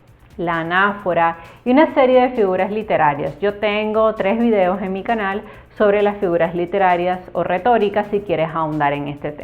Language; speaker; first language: Spanish; native; Spanish